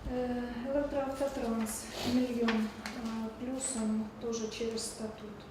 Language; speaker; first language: Ukrainian; native; Ukrainian